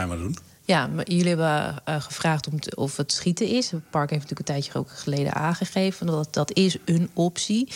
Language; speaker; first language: Dutch; native; Dutch